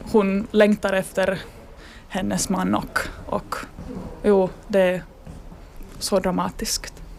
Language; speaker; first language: Swedish; non-native, fluent; Finnish